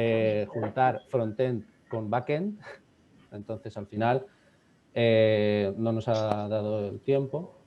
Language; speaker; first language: Spanish; native; Spanish